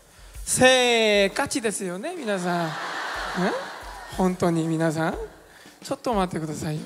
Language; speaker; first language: Japanese; non-native, fluent; Korean